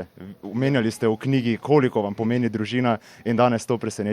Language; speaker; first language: Slovenian; native; Slovenian